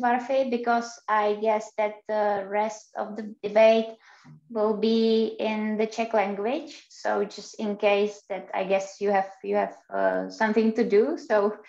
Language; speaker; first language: English; non-native, fluent; Czech